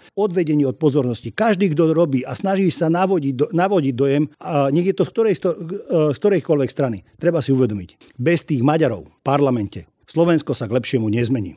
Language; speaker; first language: Slovak; non-native, local second language; Hungarian